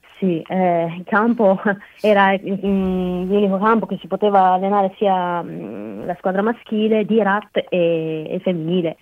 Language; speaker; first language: Italian; non-native, fluent; Persian